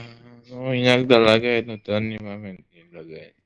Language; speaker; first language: Russian; non-native, fluent; Georgian